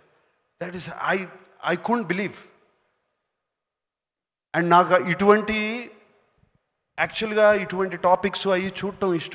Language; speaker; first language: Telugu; native; Telugu